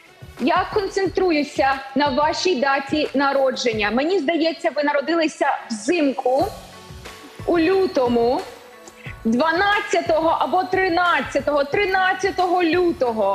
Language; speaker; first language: Ukrainian; native; Ukrainian